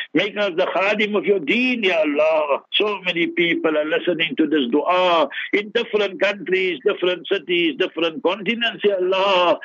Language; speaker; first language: English; early bilingual, other home language; Urdu